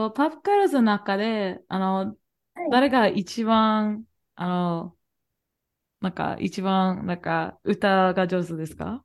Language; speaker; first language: Japanese; non-native, fluent; English